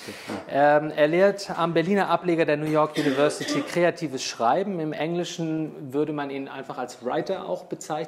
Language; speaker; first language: German; native; German